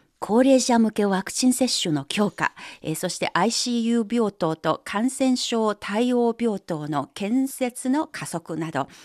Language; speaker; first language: Japanese; non-native, fluent; Chinese